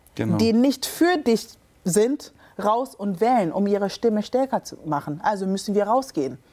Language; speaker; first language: German; early bilingual, other home language; Akan